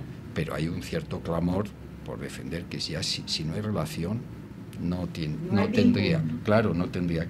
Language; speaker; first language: Spanish; native; Spanish